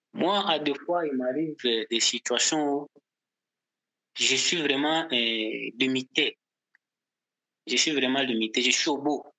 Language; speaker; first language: French; non-native, local second language; Portuguese